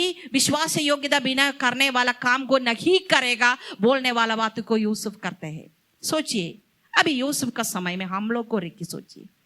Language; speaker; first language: Hindi; non-native, local second language; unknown